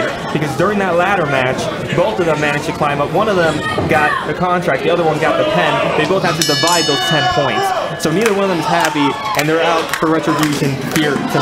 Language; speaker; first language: English; native; English